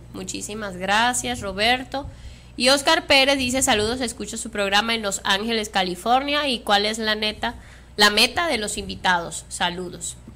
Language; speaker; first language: Spanish; native; Spanish